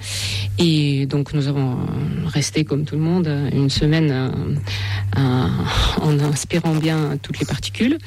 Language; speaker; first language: French; non-native, fluent; Russian